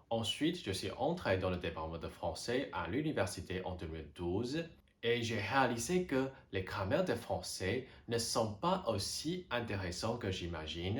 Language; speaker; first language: French; non-native, fluent; Chinese